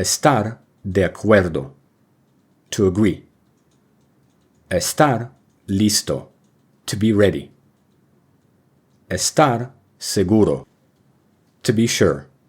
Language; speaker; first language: Spanish; non-native, fluent; English